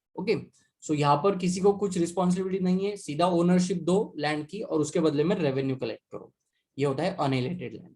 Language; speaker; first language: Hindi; non-native, local second language; Marathi